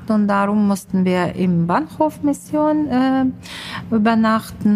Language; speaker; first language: German; non-native, fluent; Russian